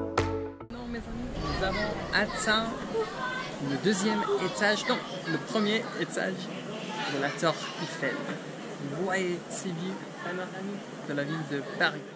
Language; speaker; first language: French; non-native, fluent; English